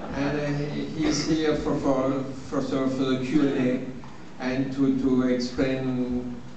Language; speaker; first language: English; non-native, learner; French